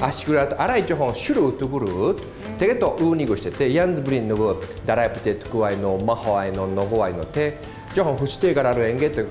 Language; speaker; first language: Mongolian; non-native, fluent; Japanese